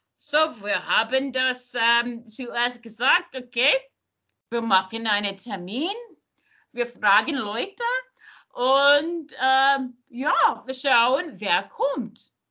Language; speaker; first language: German; non-native, learner; English